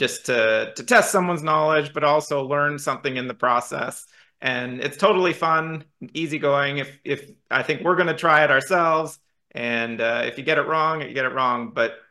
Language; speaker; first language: English; native; English